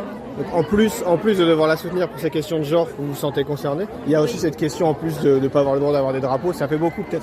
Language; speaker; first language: French; native; French